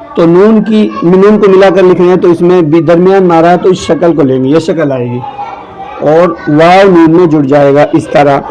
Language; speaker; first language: Urdu; native; Urdu